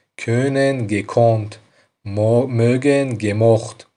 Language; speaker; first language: German; non-native, fluent; Tajik